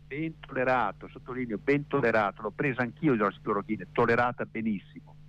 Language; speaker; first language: Italian; native; Italian